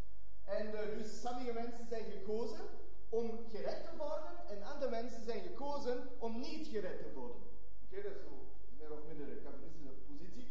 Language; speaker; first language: Dutch; non-native, fluent; German